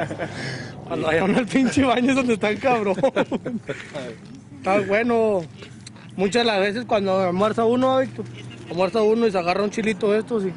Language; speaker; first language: Spanish; native; Spanish